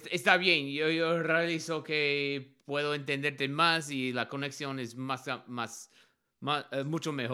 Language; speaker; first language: Spanish; non-native, learner; English